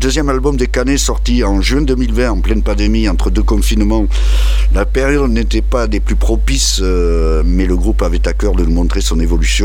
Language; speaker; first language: French; native; French